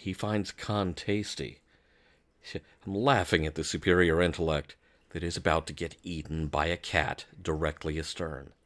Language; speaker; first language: English; native; English